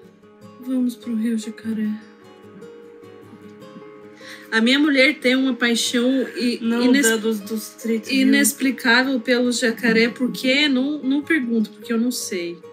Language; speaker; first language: Portuguese; non-native, fluent; Russian